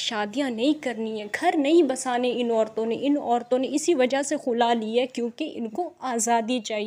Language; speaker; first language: Hindi; non-native, local second language; Punjabi